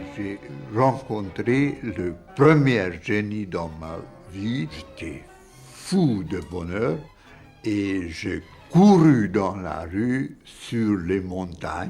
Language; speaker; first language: French; non-native, fluent; Hungarian